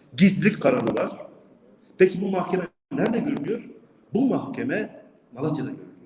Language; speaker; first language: Turkish; non-native, local second language; Kurdish